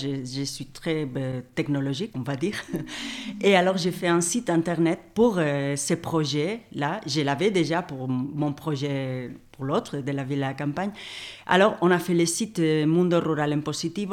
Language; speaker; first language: French; non-native, fluent; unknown